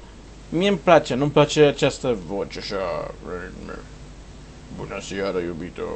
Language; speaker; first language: Romanian; non-native, learner; Portuguese